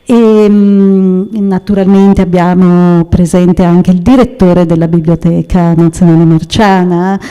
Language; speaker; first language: Italian; native; Italian